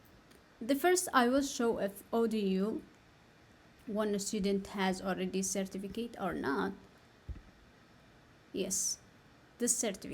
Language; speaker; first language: English; non-native, learner; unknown